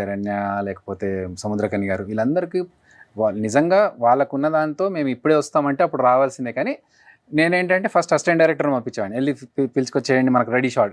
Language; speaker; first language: Telugu; native; Telugu